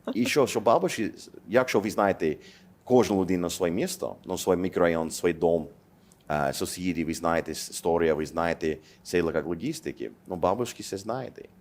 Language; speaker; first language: Ukrainian; non-native, learner; English